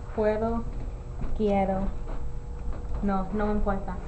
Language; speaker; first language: Spanish; non-native, learner; English